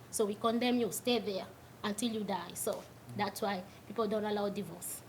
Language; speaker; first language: English; non-native, local second language; Swahili